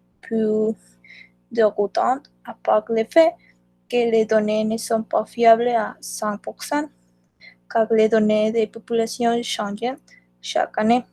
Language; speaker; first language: French; non-native, learner; Spanish